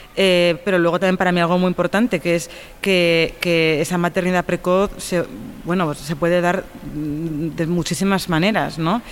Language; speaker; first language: Spanish; native; Spanish